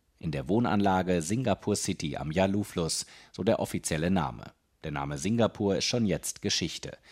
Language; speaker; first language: German; native; German